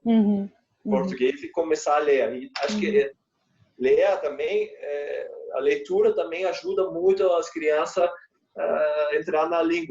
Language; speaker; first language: Portuguese; non-native, fluent; German